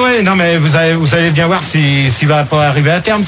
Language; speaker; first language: French; native; French